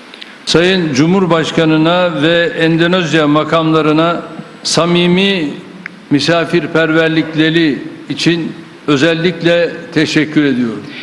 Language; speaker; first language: Turkish; native; Turkish